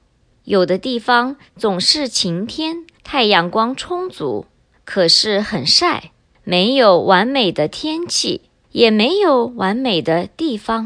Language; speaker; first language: Chinese; early bilingual, heritage; Chinese